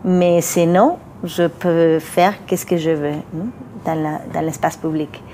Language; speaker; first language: French; non-native, fluent; Spanish